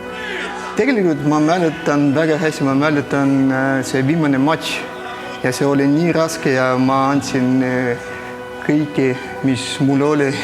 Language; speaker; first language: Estonian; non-native, local second language; Russian